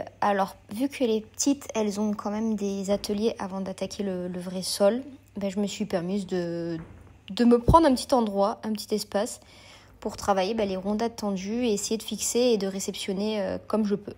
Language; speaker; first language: French; native; French